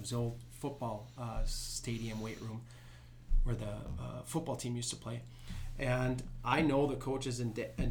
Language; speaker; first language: English; native; English